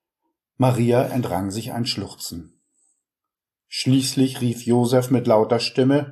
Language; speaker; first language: German; native; German